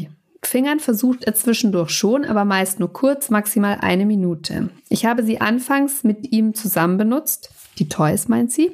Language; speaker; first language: German; native; German